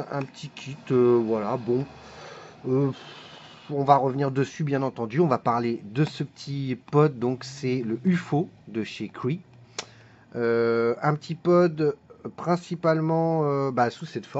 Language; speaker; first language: French; native; French